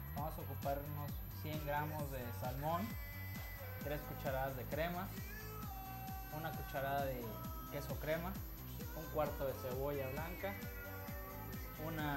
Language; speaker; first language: Spanish; native; Spanish